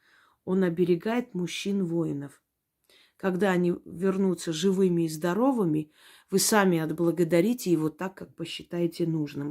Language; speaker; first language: Russian; native; Russian